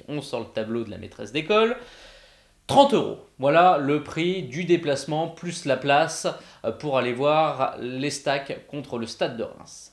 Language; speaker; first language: French; native; French